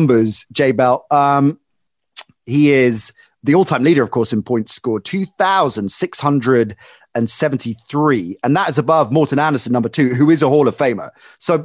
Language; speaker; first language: English; native; English